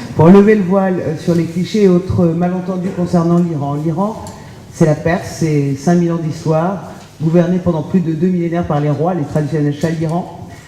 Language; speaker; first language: French; early bilingual, other home language; Persian